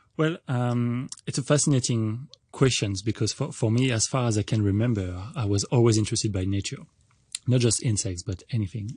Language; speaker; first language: English; non-native, fluent; French